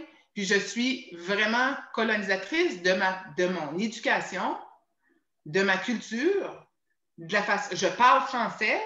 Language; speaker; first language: French; native; French